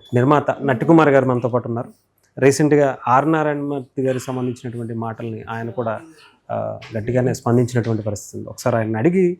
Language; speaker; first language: Telugu; native; Telugu